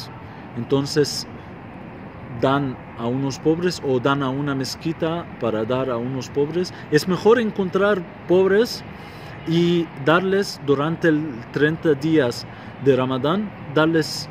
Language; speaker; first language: Spanish; non-native, fluent; Arabic